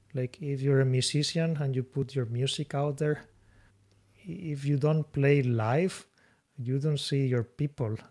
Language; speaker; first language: English; non-native, fluent; Spanish